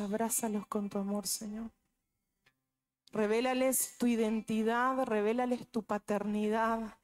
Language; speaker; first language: Spanish; native; Spanish